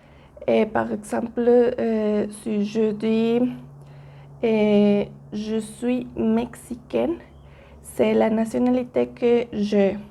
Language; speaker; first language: French; non-native, learner; Spanish